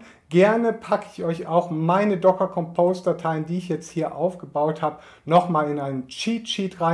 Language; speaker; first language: German; native; German